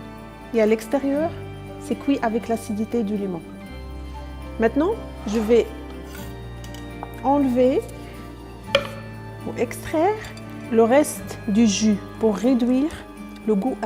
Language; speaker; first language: French; non-native, fluent; Spanish